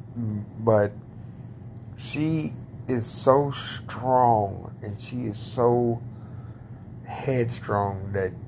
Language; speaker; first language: English; native; English